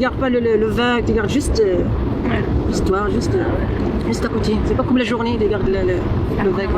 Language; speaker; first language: French; non-native, learner; Arabic